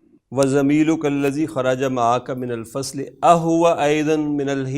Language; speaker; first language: Arabic; non-native, fluent; Urdu